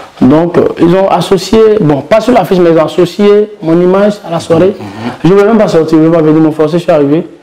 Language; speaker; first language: French; non-native, local second language; Mossi